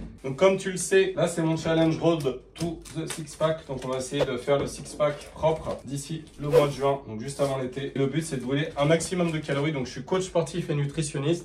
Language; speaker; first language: French; native; French